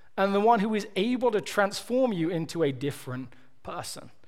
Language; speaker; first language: English; native; English